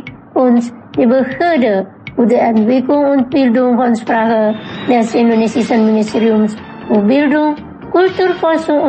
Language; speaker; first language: German; non-native, fluent; Indonesian